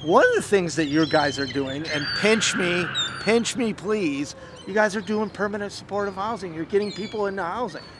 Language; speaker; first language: English; native; English